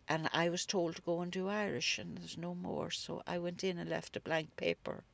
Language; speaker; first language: English; native; English